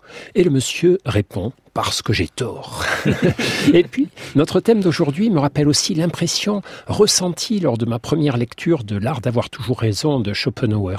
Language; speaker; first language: French; native; French